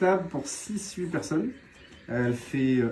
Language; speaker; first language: French; native; French